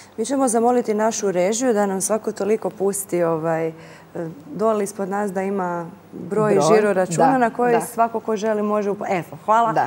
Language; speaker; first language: Croatian; native; Croatian